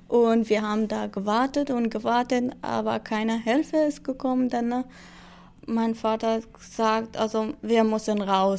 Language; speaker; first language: German; non-native, learner; Kurdish